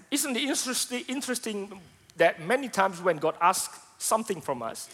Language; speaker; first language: English; non-native, fluent; Indonesian